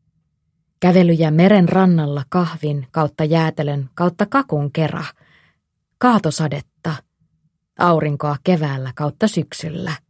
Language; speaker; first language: Finnish; native; Finnish